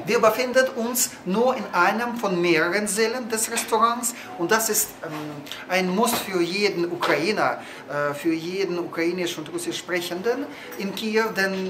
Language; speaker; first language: German; non-native, fluent; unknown